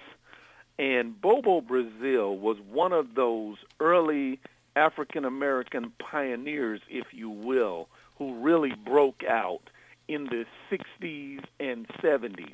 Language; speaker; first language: English; native; English